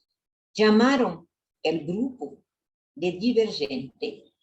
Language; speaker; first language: Spanish; non-native, learner; Portuguese